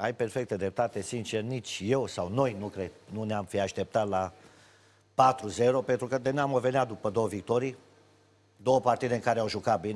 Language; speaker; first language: Romanian; native; Romanian